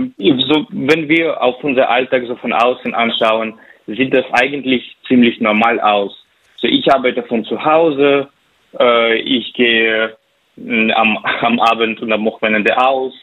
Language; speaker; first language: German; non-native, fluent; Ukrainian